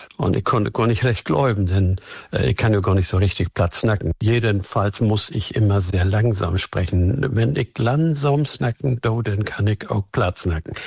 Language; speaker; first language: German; native; German